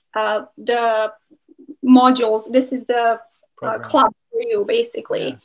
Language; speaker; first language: English; non-native, fluent; Serbian